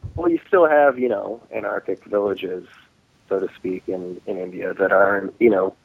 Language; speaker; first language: English; early bilingual, other home language; Hindi